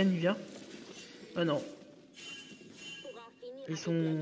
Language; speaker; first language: French; native; French